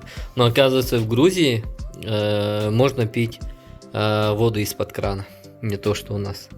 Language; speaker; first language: Russian; native; Russian